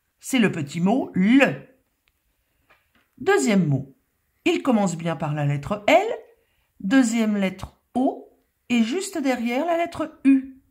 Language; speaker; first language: French; native; French